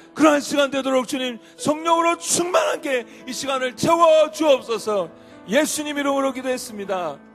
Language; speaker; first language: Korean; native; Korean